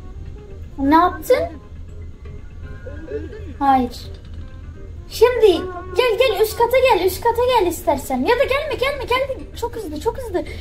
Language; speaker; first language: Turkish; native; Turkish